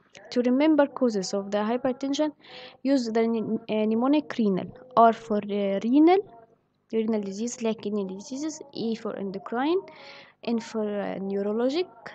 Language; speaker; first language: English; non-native, fluent; Arabic